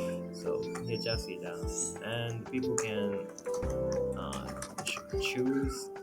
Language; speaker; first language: English; non-native, learner; Japanese